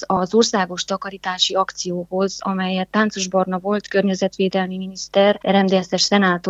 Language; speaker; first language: Hungarian; native; Hungarian